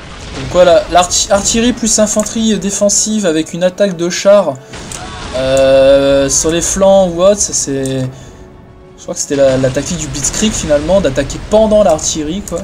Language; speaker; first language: French; native; French